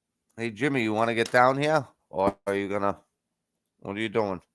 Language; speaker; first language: English; native; English